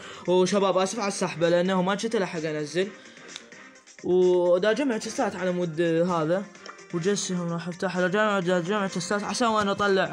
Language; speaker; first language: Arabic; native; Arabic